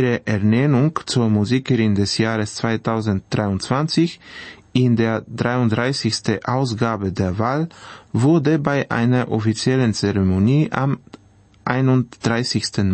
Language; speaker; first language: German; non-native, fluent; Bulgarian